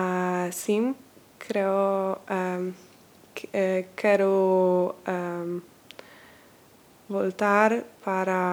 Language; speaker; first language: Portuguese; non-native, learner; Polish